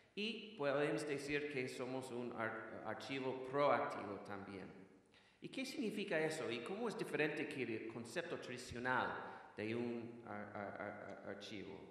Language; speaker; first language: Spanish; non-native, fluent; English